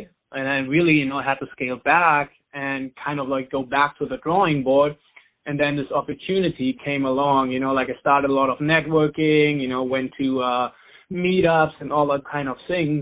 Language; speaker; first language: English; non-native, fluent; German